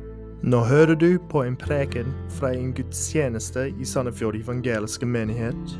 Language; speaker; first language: Norwegian; native; Norwegian